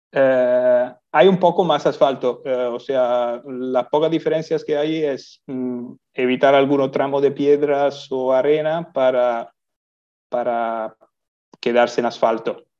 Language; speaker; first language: Spanish; non-native, fluent; Italian